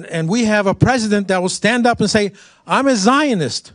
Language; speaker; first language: English; non-native, fluent; Arabic